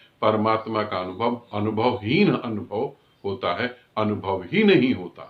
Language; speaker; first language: Hindi; native; Hindi